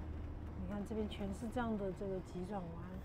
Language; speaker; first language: Chinese; native; Chinese